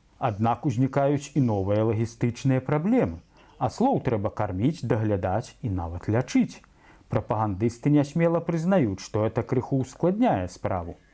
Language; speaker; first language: Belarusian; native; Belarusian